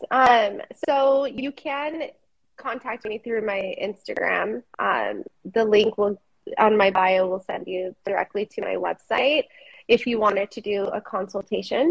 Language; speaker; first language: English; early bilingual, other home language; Spanish